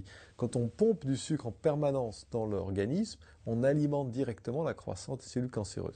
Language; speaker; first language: French; native; French